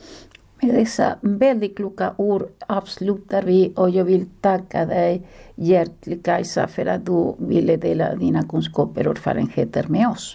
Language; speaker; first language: Swedish; non-native, fluent; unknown